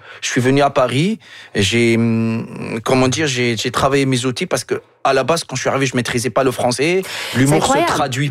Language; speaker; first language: French; non-native, local second language; Arabic